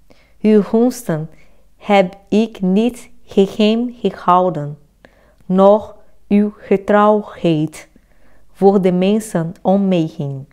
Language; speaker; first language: Dutch; non-native, fluent; Portuguese